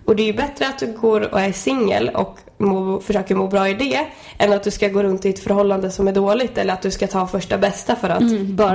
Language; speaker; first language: Swedish; native; Swedish